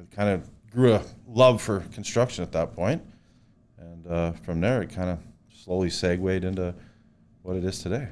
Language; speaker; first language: English; native; English